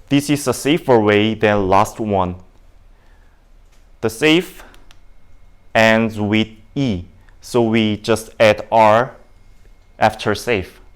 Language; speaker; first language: English; non-native, learner; Indonesian